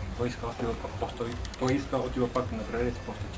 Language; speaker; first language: Bulgarian; non-native, learner; Finnish